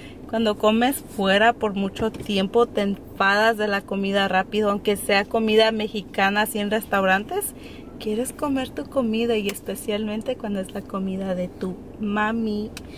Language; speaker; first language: Spanish; early bilingual, heritage; Spanish